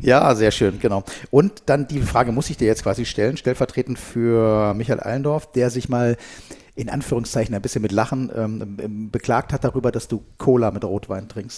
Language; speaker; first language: German; native; German